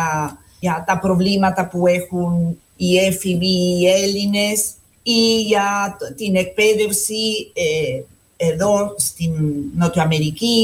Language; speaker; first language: Greek; non-native, fluent; Spanish